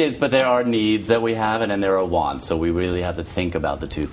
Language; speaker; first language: English; native; English